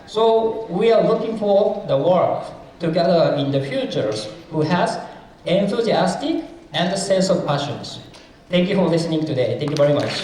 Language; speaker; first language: English; non-native, fluent; Japanese